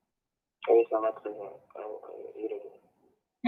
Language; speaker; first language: French; native; French